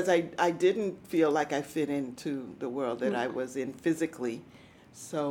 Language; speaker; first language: English; early bilingual, other home language; Spanish